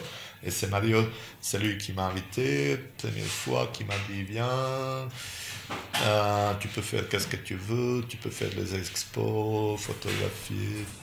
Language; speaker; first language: French; non-native, fluent; Bosnian